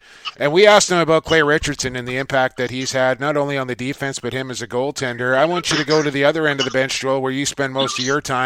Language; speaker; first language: English; native; English